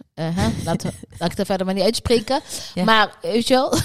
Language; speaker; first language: Dutch; early bilingual, other home language; Arabic